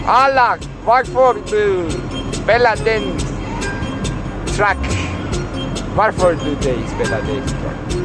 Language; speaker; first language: Swedish; non-native, learner; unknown